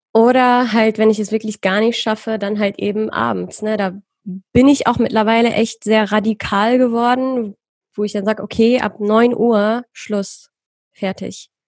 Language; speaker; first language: German; early bilingual, other home language; Persian